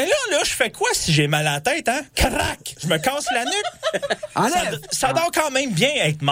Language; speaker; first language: French; native; French